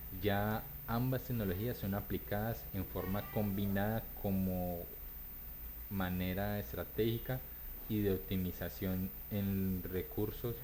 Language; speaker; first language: Spanish; native; Spanish